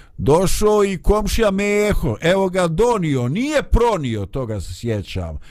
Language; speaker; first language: Bosnian; native; Bosnian